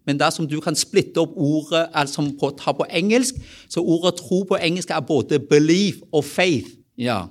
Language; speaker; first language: Norwegian; non-native, fluent; Vietnamese